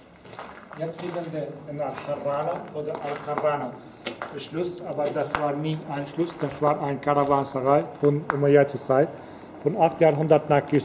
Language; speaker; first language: German; non-native, fluent; Arabic